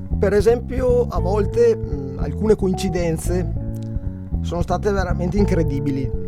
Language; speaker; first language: Italian; native; Italian